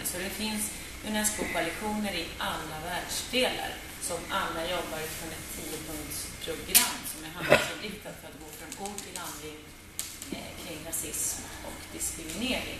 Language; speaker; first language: Swedish; native; Swedish